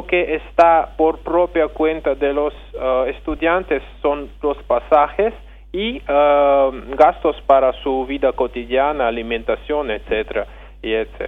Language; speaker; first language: Spanish; non-native, fluent; Russian